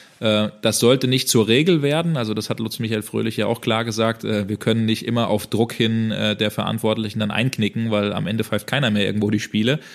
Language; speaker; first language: German; native; German